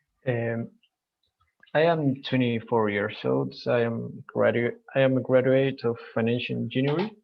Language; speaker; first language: English; non-native, learner; Spanish